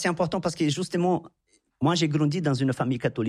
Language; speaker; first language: French; non-native, fluent; Portuguese